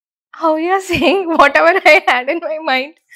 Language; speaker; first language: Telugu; non-native, learner; Tamil